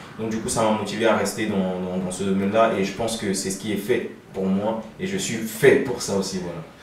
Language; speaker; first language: French; early bilingual, other home language; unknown